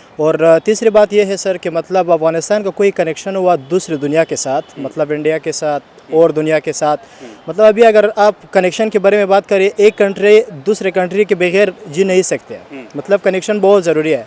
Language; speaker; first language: Hindi; non-native, fluent; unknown